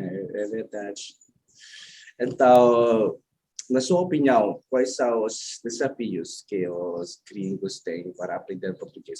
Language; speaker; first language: Portuguese; non-native, learner; Filipino